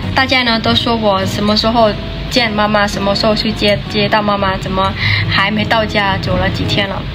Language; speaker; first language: Chinese; non-native, fluent; Lao